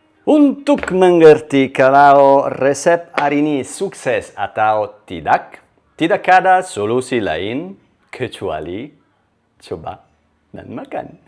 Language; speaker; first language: Indonesian; non-native, learner; Italian